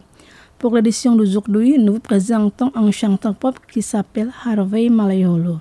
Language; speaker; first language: French; non-native, fluent; Indonesian